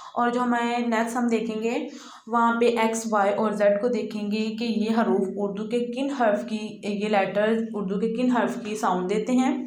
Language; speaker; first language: Urdu; native; Urdu